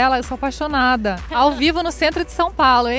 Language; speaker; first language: Portuguese; native; Portuguese